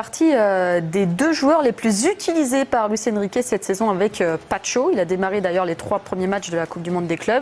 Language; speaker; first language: French; native; French